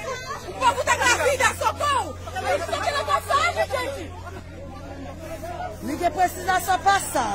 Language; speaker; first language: Portuguese; non-native, learner; Haitian Creole